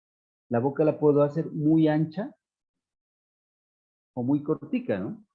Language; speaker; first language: Spanish; native; Spanish